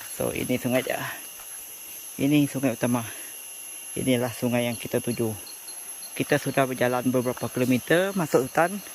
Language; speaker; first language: Malay; non-native, local second language; Iban